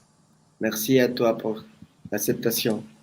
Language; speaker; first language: French; non-native, learner; Spanish